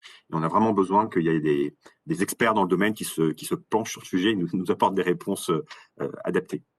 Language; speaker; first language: French; native; French